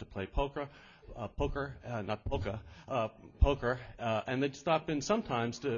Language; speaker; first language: English; native; English